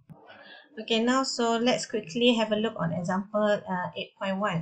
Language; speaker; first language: English; non-native, local second language; Malay